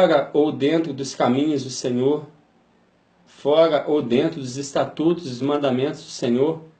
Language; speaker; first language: Portuguese; native; Portuguese